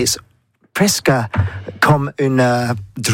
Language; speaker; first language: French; non-native, learner; English